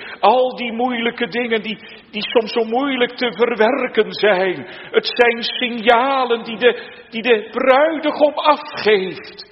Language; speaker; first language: Dutch; native; Dutch